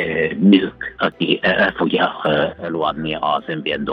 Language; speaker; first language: Hungarian; non-native, learner; Italian